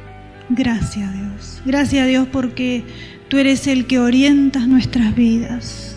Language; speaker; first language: Spanish; native; Spanish